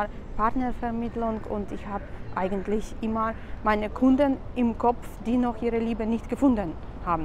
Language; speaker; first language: German; non-native, fluent; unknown